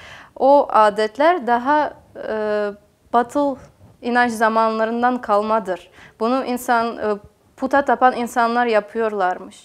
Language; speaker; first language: Turkish; non-native, fluent; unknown